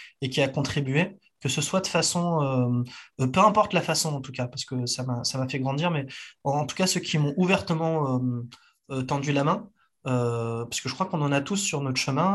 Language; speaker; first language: French; native; French